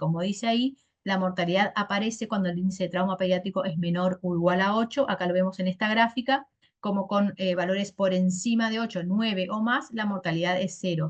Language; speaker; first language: Spanish; native; Spanish